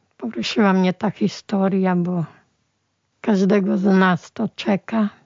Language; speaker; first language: Polish; early bilingual, other home language; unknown